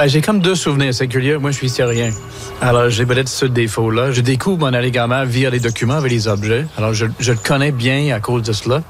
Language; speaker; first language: French; native; French